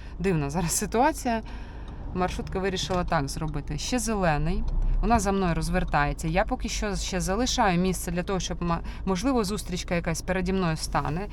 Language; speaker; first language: Ukrainian; non-native, local second language; Russian